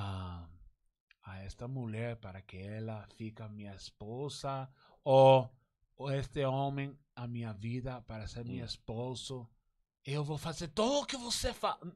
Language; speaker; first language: Portuguese; non-native, learner; Spanish